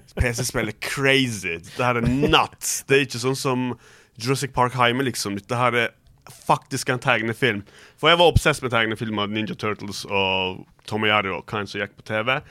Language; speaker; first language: Norwegian; early bilingual, other home language; Turkish